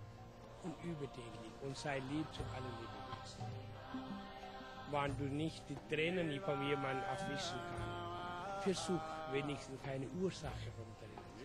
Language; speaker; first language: German; non-native, fluent; Hindi